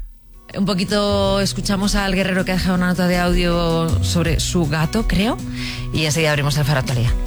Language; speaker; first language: Spanish; native; Spanish